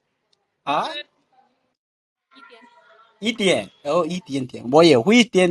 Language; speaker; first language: Chinese; non-native, learner; Vietnamese